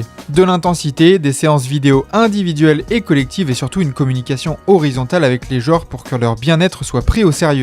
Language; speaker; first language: French; native; French